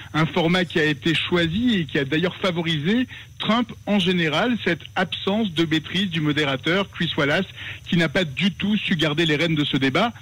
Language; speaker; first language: French; native; French